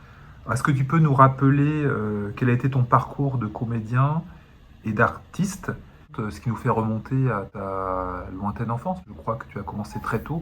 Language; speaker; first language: French; native; French